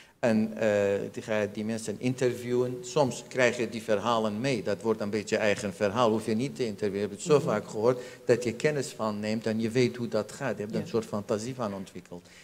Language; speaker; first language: Dutch; non-native, fluent; Central Kurdish